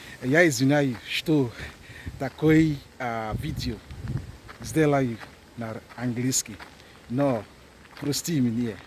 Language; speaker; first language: Russian; non-native, learner; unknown